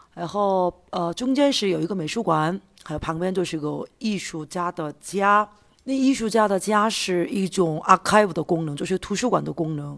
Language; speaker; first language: Chinese; non-native, fluent; Korean